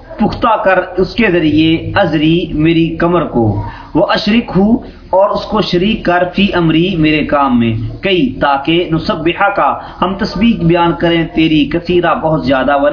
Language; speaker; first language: Urdu; native; Urdu